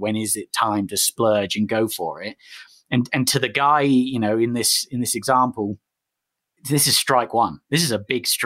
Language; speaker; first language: English; native; English